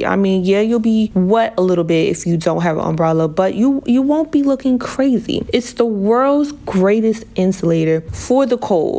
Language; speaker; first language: English; native; English